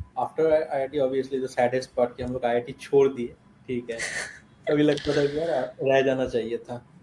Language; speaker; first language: Hindi; non-native, local second language; Bangla